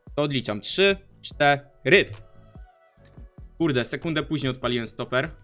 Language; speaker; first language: Polish; native; Polish